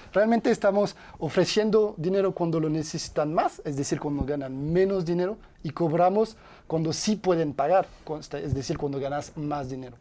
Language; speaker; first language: Spanish; non-native, fluent; French